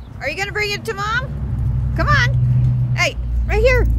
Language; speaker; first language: English; native; English